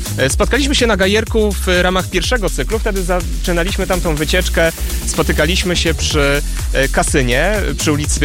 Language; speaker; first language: Polish; native; Polish